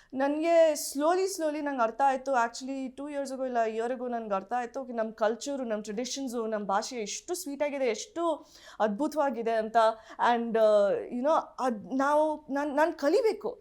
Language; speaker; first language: Kannada; early bilingual, heritage; Kannada